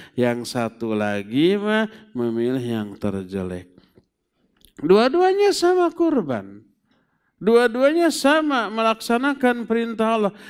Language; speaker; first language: Indonesian; non-native, local second language; Sundanese